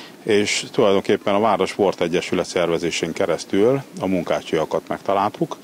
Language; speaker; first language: Hungarian; native; Hungarian